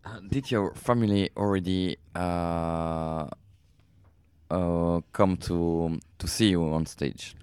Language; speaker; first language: English; non-native, fluent; French